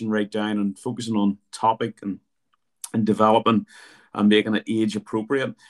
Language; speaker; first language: English; native; English